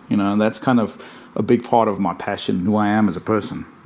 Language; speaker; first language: English; non-native, local second language; Afrikaans